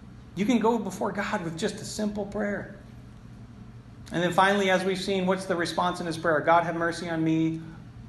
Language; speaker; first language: English; native; English